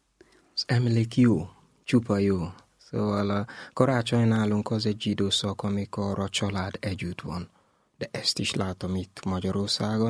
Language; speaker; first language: Hungarian; non-native, learner; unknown